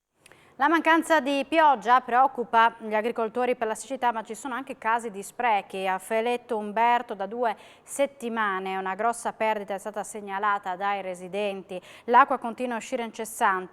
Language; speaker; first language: Italian; native; Italian